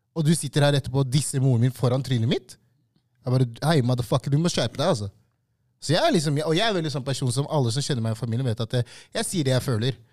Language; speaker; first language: Norwegian; early bilingual, other home language; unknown